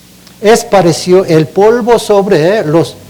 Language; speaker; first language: Spanish; non-native, learner; Korean